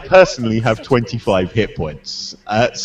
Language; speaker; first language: English; native; English